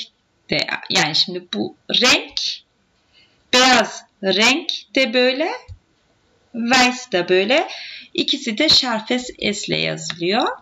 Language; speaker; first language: Turkish; native; Turkish